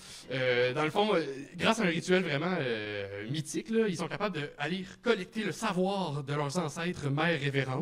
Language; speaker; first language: French; native; French